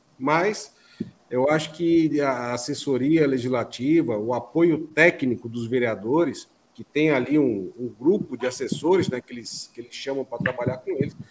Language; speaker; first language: Portuguese; native; Portuguese